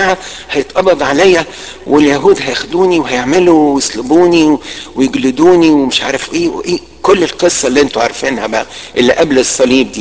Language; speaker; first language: Arabic; native; Arabic